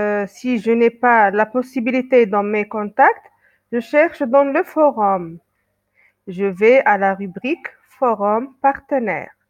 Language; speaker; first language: French; non-native, local second language; Arabic